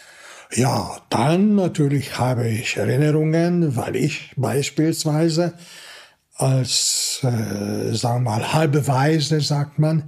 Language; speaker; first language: German; non-native, fluent; Hungarian